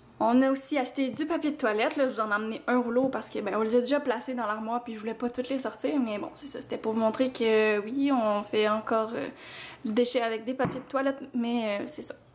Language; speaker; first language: French; native; French